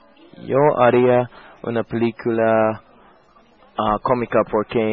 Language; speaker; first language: Spanish; non-native, learner; English